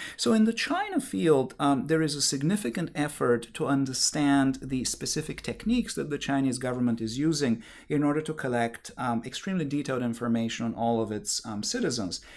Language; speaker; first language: English; non-native, fluent; Bulgarian